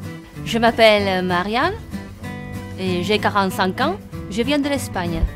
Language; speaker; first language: French; non-native, fluent; Spanish